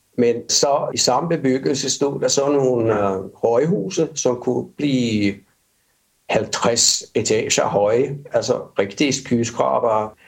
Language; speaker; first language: Danish; non-native, fluent; Finnish